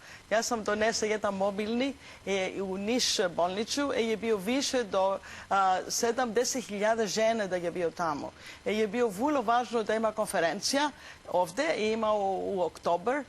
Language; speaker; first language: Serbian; non-native, learner; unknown